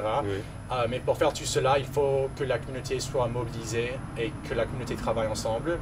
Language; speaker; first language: French; non-native, local second language; English